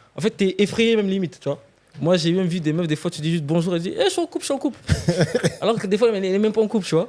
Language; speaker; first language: French; non-native, local second language; Lingala